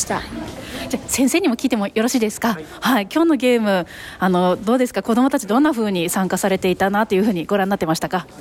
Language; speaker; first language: Japanese; native; Japanese